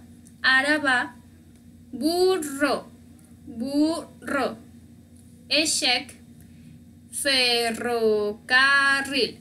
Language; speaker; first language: Spanish; native; Spanish